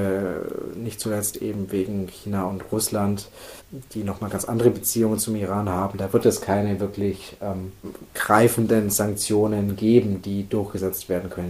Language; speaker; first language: German; native; German